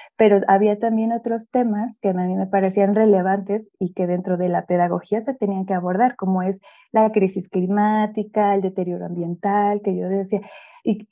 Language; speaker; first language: Spanish; native; Spanish